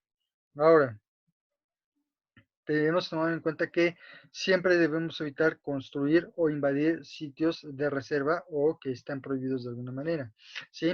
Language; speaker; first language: Spanish; native; Spanish